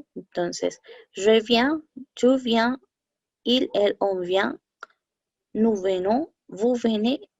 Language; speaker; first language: French; non-native, fluent; Spanish